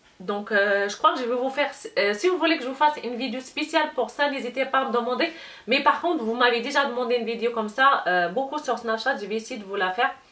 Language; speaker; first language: French; non-native, local second language; Arabic